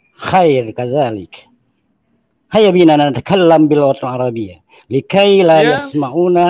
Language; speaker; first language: Arabic; non-native, learner; Indonesian